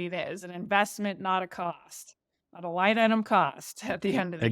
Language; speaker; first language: English; native; English